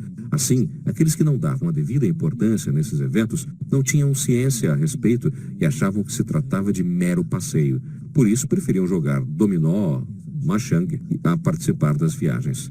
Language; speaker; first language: Portuguese; native; Portuguese